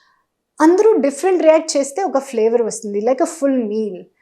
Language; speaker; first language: Telugu; non-native, local second language; Hindi